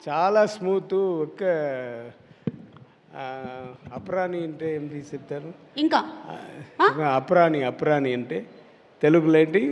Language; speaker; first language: Telugu; non-native, learner; Tamil